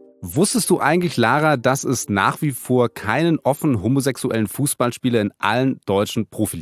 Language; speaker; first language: German; native; German